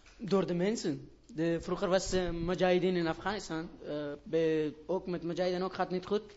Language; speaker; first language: Dutch; non-native, learner; Persian